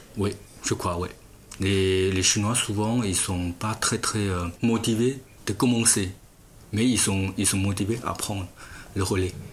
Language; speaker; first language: French; non-native, fluent; Chinese